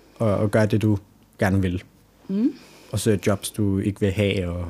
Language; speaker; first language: Danish; native; Danish